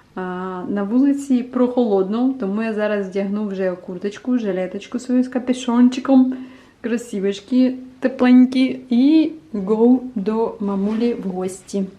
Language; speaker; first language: Ukrainian; native; Ukrainian